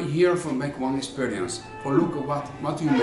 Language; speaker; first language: English; non-native, learner; Italian